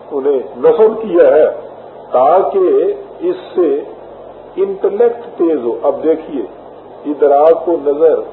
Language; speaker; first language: Urdu; native; Urdu